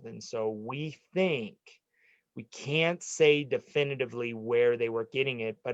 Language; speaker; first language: English; native; English